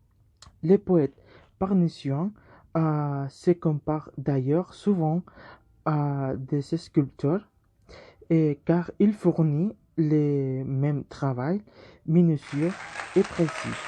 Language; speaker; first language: French; non-native, learner; Spanish